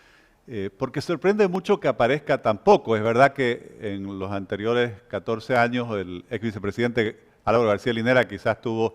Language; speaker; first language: Spanish; native; Spanish